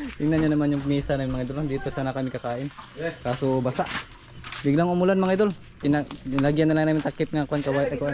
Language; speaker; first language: Filipino; non-native, local second language; Kinaray-a